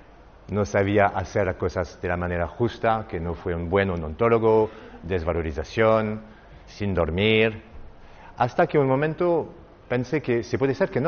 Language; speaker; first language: Spanish; non-native, learner; French